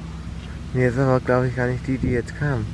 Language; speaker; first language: German; native; German